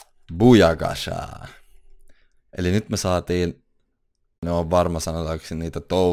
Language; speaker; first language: Finnish; native; Finnish